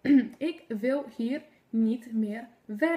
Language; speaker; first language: Dutch; non-native, fluent; Polish